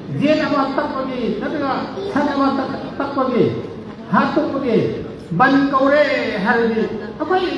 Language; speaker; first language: Manipuri; non-native, local second language; Rongmei Naga